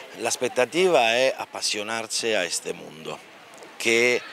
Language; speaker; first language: Spanish; non-native, learner; Italian